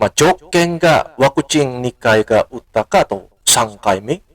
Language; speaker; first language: Japanese; non-native, fluent; Indonesian